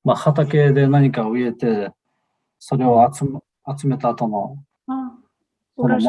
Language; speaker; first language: Japanese; non-native, fluent; Kyrgyz